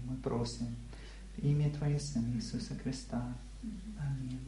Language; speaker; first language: Russian; non-native, learner; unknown